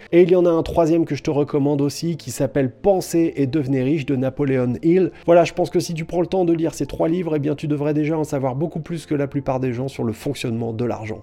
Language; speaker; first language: French; native; French